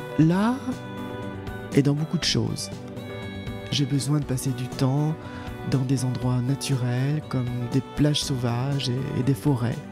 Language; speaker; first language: French; native; French